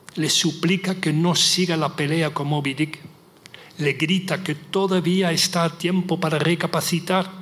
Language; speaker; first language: Spanish; non-native, fluent; Dutch